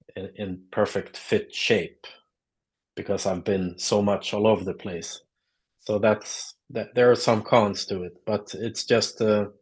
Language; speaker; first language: English; non-native, fluent; Swedish